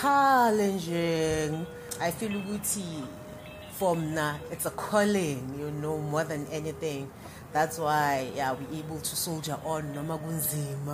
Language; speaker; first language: English; non-native, local second language; Zulu